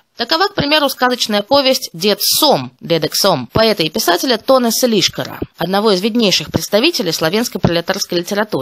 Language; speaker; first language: Russian; native; Russian